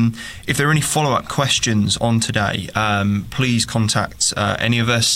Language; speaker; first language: English; native; English